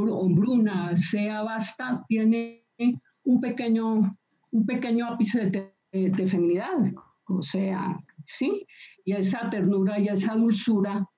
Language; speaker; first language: Spanish; native; Spanish